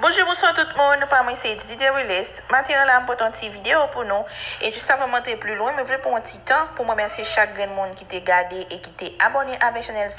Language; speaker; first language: Haitian Creole; native; Haitian Creole